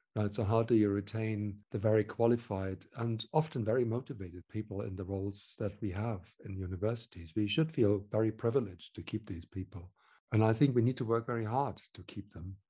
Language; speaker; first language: English; non-native, fluent; German